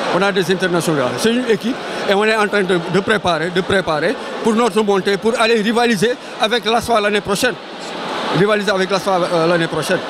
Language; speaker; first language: French; non-native, local second language; Wolof